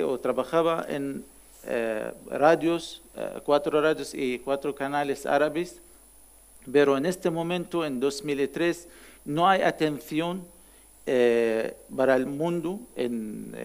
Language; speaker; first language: Spanish; non-native, learner; Arabic